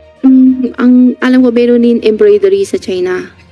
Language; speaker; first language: Filipino; non-native, learner; Chinese